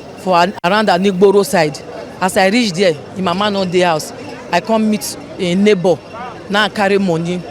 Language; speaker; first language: Nigerian Pidgin; non-native, local second language; Bini